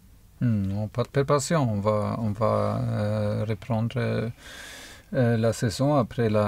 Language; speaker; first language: French; non-native, fluent; German